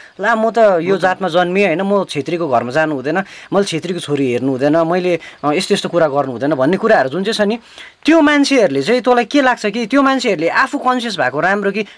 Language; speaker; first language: Nepali; native; Nepali